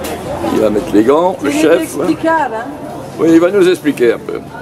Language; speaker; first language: French; native; French